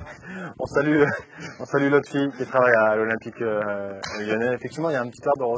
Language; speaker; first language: French; native; French